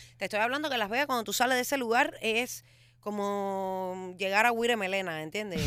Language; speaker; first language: Spanish; native; Spanish